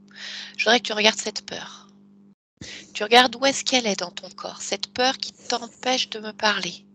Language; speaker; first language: French; native; French